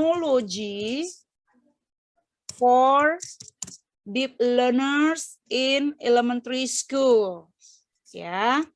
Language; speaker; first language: English; non-native, fluent; Indonesian